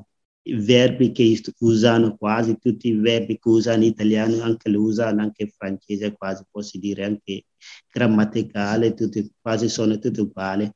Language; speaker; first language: Italian; non-native, learner; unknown